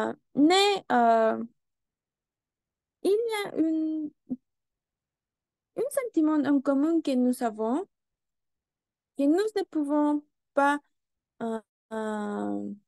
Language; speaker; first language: French; non-native, learner; Spanish